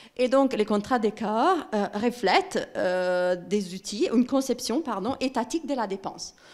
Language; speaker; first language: French; non-native, fluent; Italian